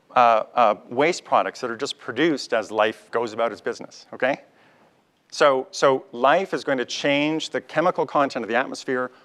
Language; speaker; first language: English; native; English